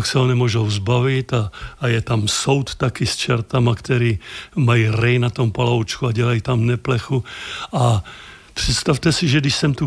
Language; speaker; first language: Czech; native; Czech